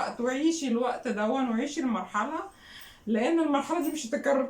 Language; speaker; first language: Arabic; native; Arabic